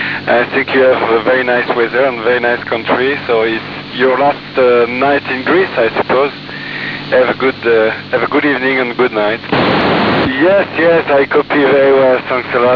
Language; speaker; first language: English; non-native, fluent; French